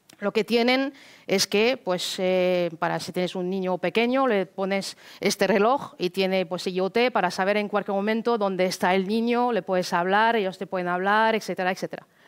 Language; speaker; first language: Spanish; non-native, fluent; French